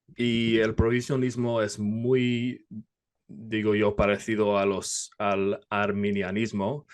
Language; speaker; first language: Spanish; non-native, fluent; English